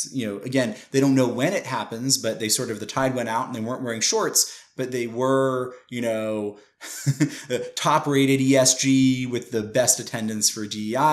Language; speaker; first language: English; native; English